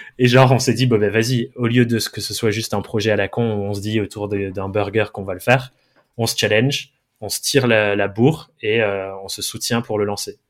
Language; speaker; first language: French; early bilingual, other home language; English